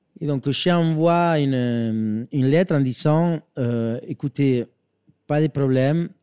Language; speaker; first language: French; non-native, fluent; Spanish